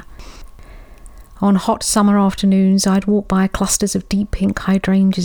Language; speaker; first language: English; native; English